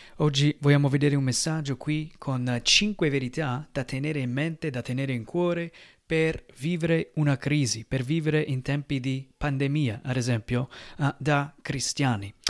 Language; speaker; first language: Italian; non-native, fluent; English